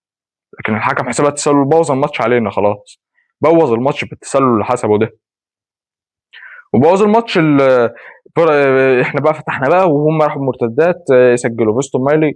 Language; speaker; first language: Arabic; native; Arabic